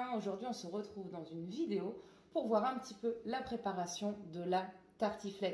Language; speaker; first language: French; native; French